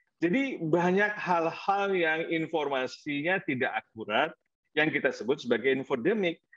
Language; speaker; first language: Indonesian; native; Indonesian